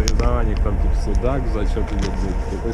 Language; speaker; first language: Russian; native; Russian